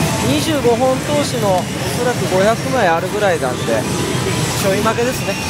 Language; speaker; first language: Japanese; native; Japanese